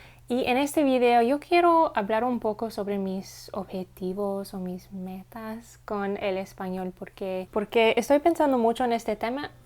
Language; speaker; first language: Spanish; non-native, learner; English